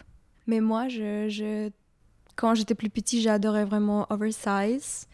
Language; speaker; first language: French; non-native, fluent; Ukrainian